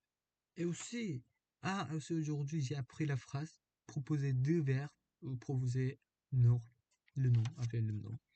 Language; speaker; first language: French; non-native, fluent; Korean